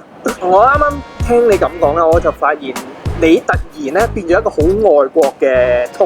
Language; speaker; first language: Cantonese; native; Cantonese